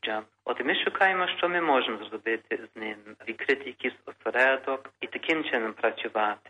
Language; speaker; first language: Ukrainian; early bilingual, heritage; Ukrainian